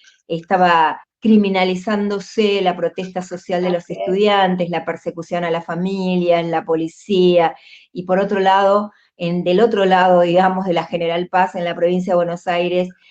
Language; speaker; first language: Spanish; native; Spanish